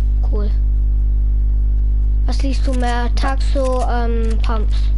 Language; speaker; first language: German; non-native, learner; English